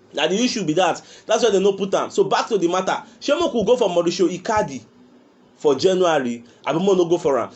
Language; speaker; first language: Nigerian Pidgin; non-native, local second language; Yoruba